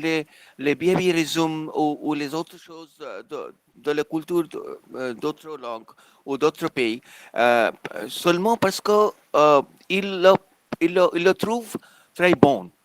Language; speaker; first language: French; non-native, fluent; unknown